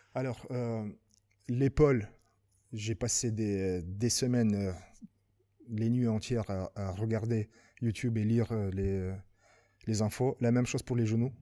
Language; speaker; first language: French; non-native, fluent; Lithuanian